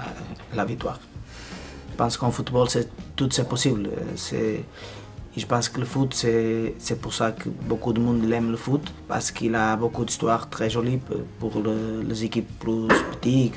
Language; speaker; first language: French; non-native, fluent; Spanish